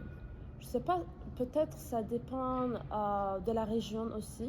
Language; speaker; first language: French; non-native, fluent; Azerbaijani